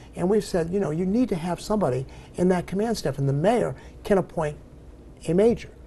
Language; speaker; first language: English; native; English